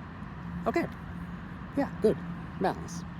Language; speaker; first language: English; non-native, fluent; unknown